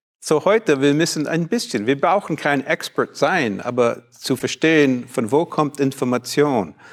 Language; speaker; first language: German; non-native, fluent; English